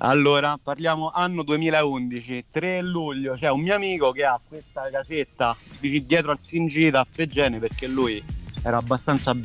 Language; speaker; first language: Italian; native; Italian